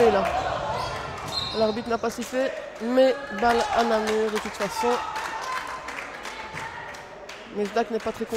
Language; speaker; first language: French; native; French